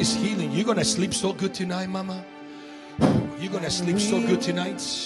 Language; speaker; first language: English; early bilingual, other home language; Spanish